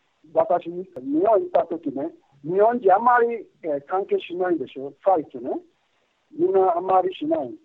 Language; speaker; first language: Japanese; non-native, fluent; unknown